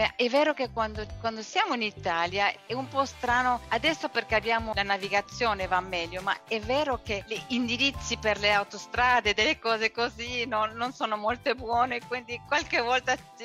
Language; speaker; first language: Italian; non-native, fluent; Spanish